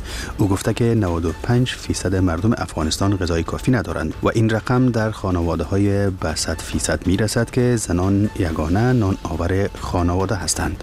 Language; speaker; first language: Persian; native; Persian